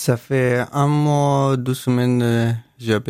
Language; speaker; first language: French; non-native, learner; Persian